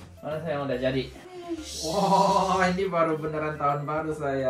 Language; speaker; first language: Indonesian; native; Indonesian